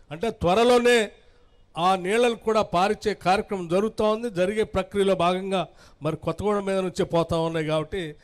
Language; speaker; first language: Telugu; native; Telugu